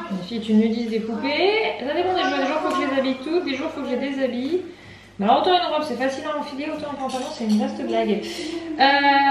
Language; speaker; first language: French; native; French